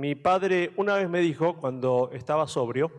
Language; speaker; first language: Spanish; native; Spanish